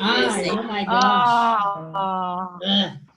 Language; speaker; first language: English; non-native, learner; Portuguese